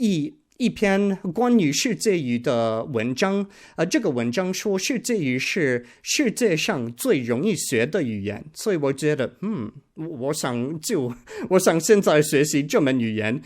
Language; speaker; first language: Chinese; non-native, learner; English